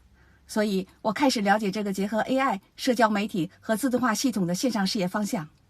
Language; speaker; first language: Chinese; native; Chinese